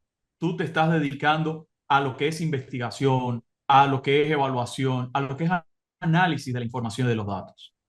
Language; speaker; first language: Spanish; native; Spanish